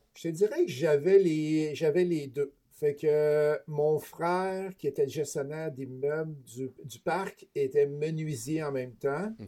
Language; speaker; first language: French; native; French